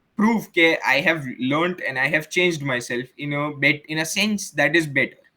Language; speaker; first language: English; non-native, local second language; Gujarati